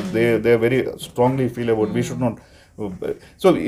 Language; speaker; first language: English; non-native, local second language; Malayalam